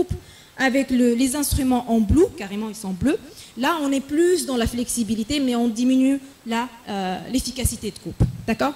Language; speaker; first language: French; non-native, local second language; Arabic